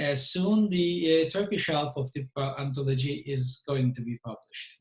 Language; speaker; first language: English; non-native, fluent; Turkish